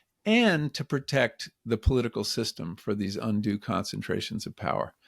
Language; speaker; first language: English; native; English